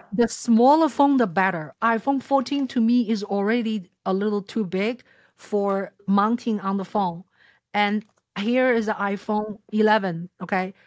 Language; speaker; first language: English; non-native, fluent; Chinese